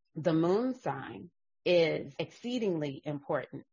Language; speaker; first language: English; native; English